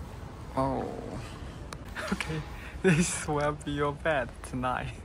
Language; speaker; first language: English; non-native, learner; Chinese